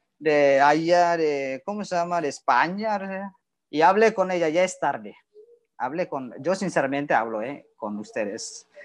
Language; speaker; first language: Spanish; non-native, learner; Indonesian